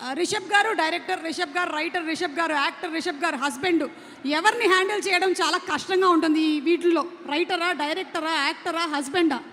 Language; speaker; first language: Telugu; native; Telugu